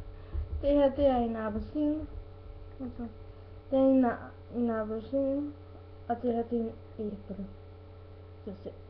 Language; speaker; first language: Danish; non-native, learner; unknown